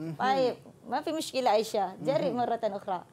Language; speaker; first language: Arabic; non-native, fluent; Malay